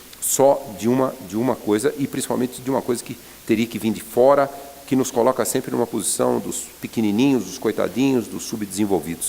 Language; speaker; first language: Portuguese; native; Portuguese